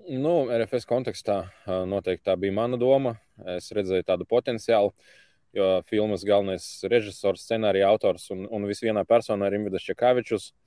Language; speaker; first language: Latvian; native; Latvian